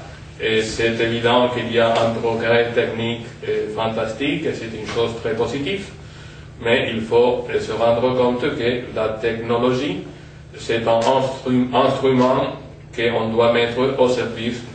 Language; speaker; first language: French; non-native, fluent; Spanish